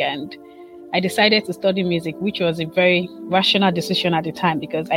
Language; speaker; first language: English; non-native, local second language; Igbo